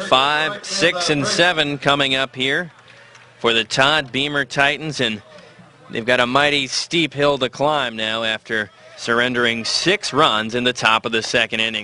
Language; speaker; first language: English; native; English